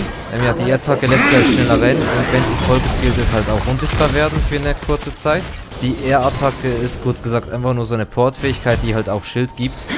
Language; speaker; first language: German; native; German